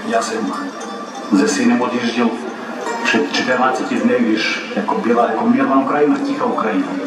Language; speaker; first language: Czech; non-native, learner; Ukrainian